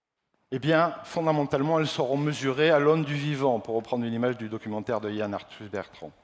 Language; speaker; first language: French; native; French